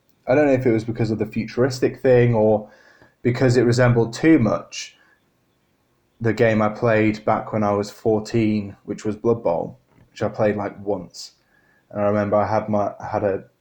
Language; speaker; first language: English; native; English